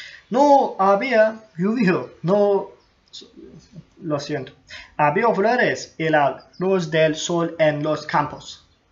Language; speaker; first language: Spanish; non-native, learner; Turkish